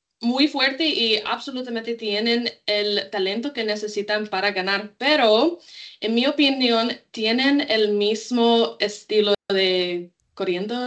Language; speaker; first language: Spanish; non-native, learner; English